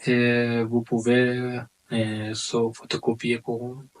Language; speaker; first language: French; non-native, learner; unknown